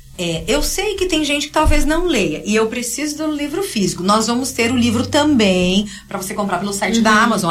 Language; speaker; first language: Portuguese; native; Portuguese